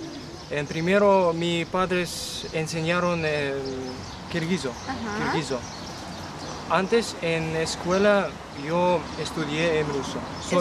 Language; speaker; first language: Spanish; non-native, learner; Kyrgyz